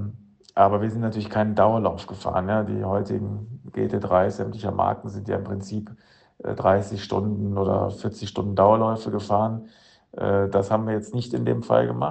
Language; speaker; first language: German; native; German